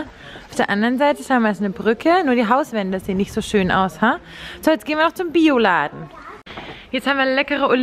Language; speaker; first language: German; native; German